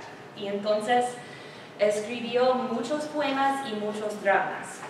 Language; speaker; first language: Spanish; non-native, learner; English